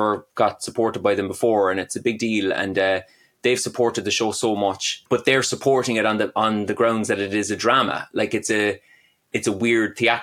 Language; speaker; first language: English; native; English